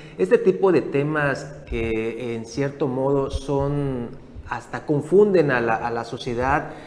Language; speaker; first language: Spanish; native; Spanish